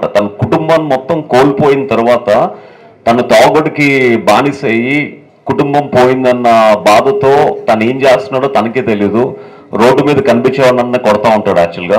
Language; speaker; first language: Telugu; native; Telugu